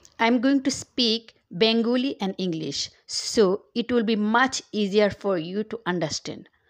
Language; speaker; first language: English; non-native, local second language; Bangla